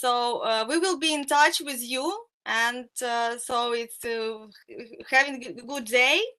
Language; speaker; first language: English; non-native, fluent; Russian